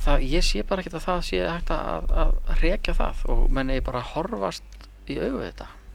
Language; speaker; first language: Icelandic; native; Icelandic